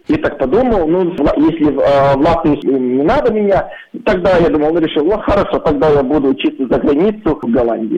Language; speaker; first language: Russian; non-native, local second language; Latvian